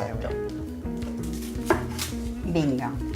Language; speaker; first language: Spanish; native; Spanish